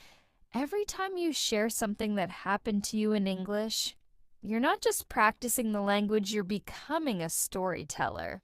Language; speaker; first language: English; non-native, fluent; Spanish